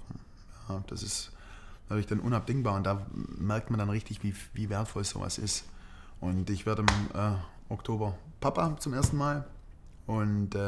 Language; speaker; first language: German; native; German